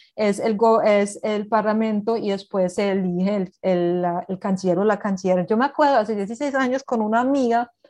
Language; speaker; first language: Spanish; non-native, fluent; German